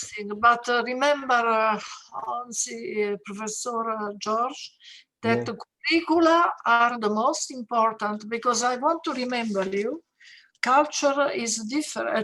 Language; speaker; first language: English; non-native, learner; Italian